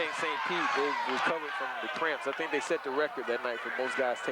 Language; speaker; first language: English; native; English